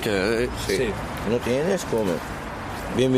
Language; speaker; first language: Spanish; non-native, learner; Arabic